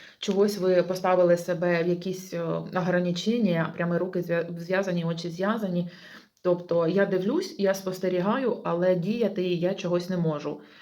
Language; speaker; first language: Ukrainian; non-native, local second language; Russian